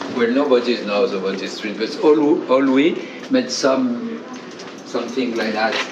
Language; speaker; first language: English; non-native, fluent; French